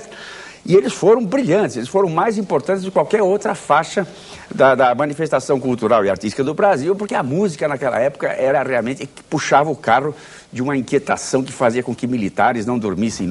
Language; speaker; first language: Portuguese; native; Portuguese